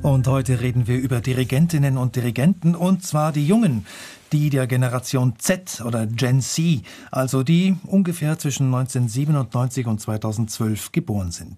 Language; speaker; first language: German; native; German